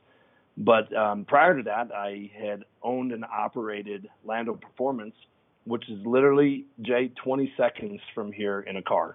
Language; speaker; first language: English; native; English